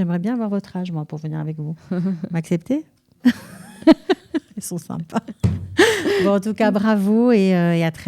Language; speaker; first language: French; native; French